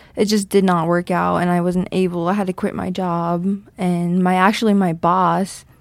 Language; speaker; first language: English; native; English